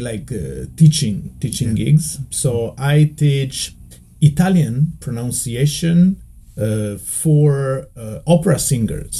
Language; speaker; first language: English; non-native, fluent; Italian